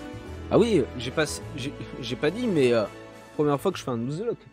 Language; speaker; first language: French; native; French